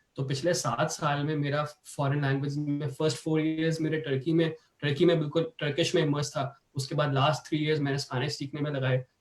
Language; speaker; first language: Urdu; native; Urdu